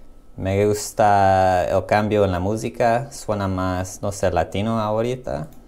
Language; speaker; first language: Spanish; non-native, learner; English